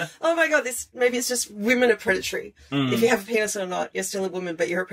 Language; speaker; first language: English; native; English